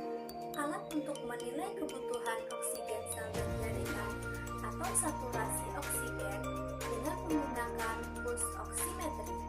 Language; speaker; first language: Indonesian; native; Indonesian